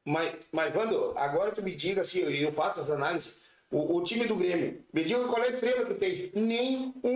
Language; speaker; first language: Portuguese; native; Portuguese